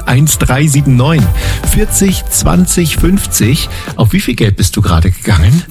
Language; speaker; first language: German; native; German